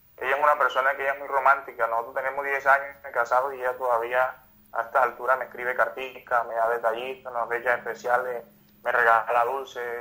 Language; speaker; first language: Spanish; native; Spanish